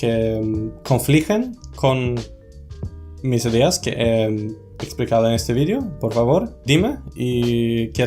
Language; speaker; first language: Spanish; non-native, fluent; Swedish